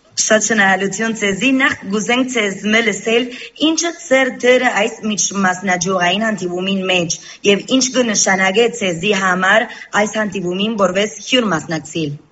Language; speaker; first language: Armenian; early bilingual, heritage; Armenian